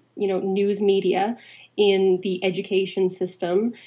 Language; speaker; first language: English; native; English